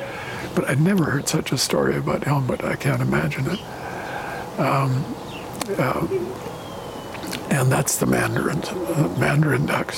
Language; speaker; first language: English; native; English